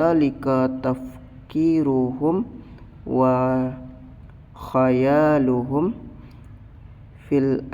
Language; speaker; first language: Arabic; non-native, learner; Indonesian